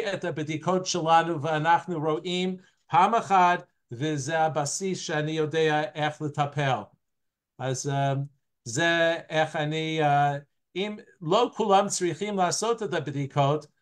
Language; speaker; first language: Hebrew; non-native, fluent; English